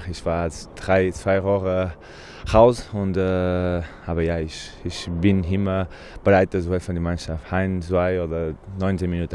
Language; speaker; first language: German; non-native, learner; Portuguese